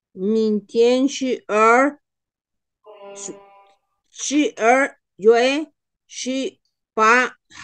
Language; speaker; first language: Chinese; non-native, learner; Spanish